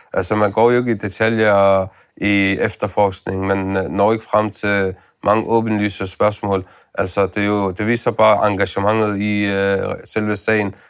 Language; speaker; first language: Danish; early bilingual, other home language; Arabic